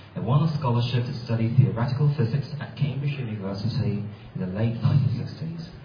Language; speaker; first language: English; non-native, local second language; Cantonese